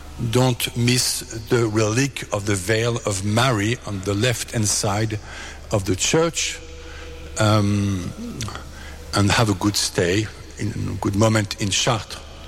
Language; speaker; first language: English; non-native, fluent; French